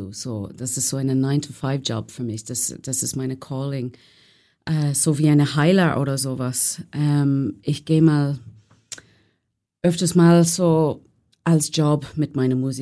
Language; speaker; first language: German; non-native, learner; English